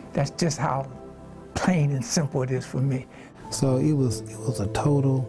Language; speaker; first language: English; native; English